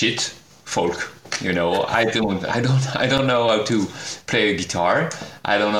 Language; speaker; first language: English; non-native, fluent; French